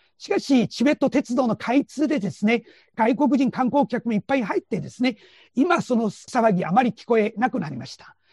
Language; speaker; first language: Japanese; non-native, fluent; Chinese